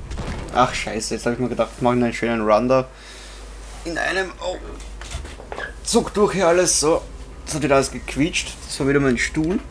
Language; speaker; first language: German; native; German